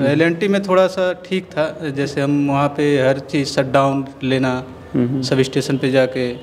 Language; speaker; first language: Hindi; native; Hindi